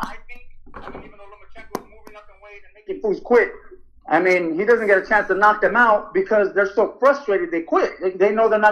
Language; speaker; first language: English; early bilingual, other home language; Spanish